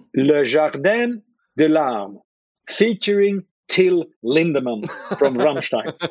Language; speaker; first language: English; non-native, fluent; Swedish